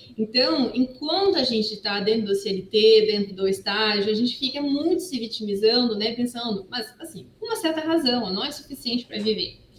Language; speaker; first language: Portuguese; non-native, fluent; French